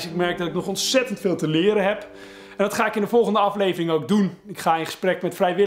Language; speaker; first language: Dutch; native; Dutch